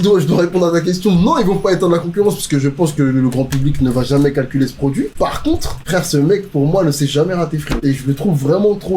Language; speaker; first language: French; native; French